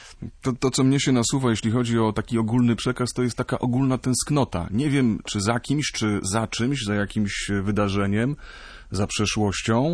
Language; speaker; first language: Polish; native; Polish